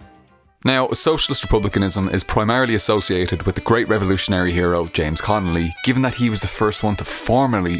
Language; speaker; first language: English; native; English